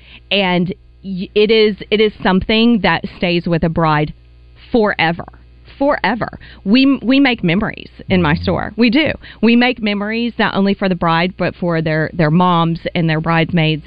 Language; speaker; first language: English; native; English